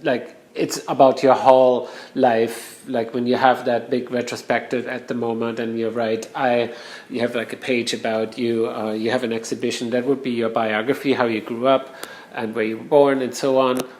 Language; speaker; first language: English; non-native, fluent; German